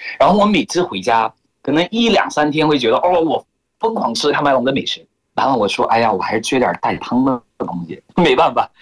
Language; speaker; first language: Chinese; non-native, fluent; French